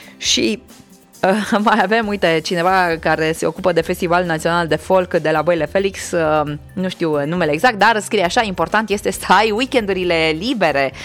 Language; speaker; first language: Romanian; native; Romanian